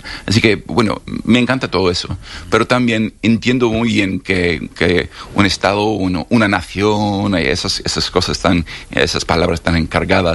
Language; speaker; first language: Spanish; non-native, fluent; English